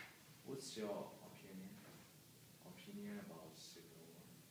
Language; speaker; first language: English; non-native, learner; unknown